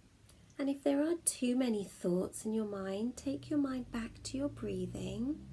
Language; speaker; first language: English; native; English